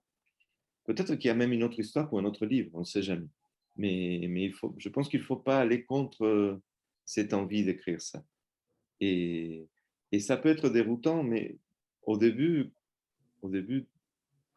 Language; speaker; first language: French; non-native, fluent; Spanish